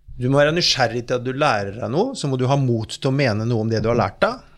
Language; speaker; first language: Norwegian; native; Norwegian